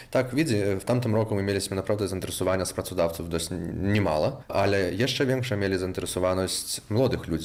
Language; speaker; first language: Polish; non-native, local second language; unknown